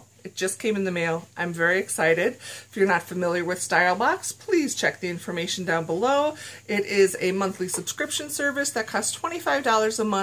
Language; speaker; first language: English; native; English